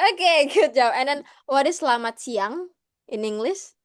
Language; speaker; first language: English; non-native, learner; Indonesian